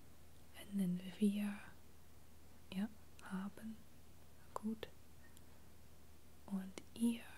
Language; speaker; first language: German; non-native, fluent; English